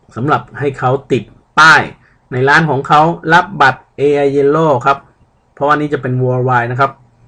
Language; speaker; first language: Thai; early bilingual, other home language; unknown